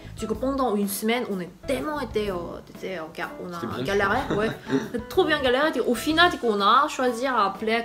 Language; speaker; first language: French; non-native, fluent; Korean